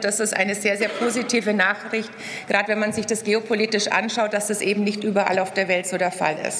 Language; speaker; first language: German; native; German